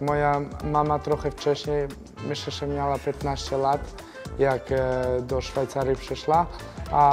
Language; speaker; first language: Polish; non-native, fluent; Serbian